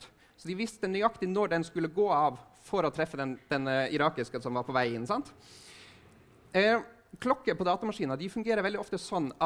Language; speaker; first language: Norwegian; native; Norwegian